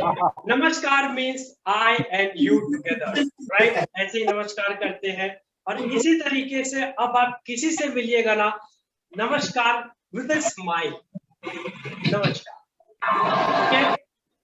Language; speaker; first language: Hindi; native; Hindi